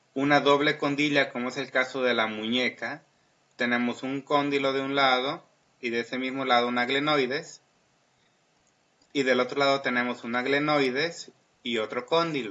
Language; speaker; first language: Spanish; native; Spanish